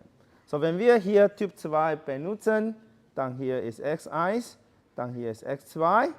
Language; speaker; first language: German; non-native, learner; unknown